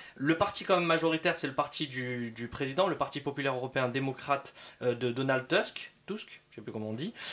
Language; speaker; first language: French; native; French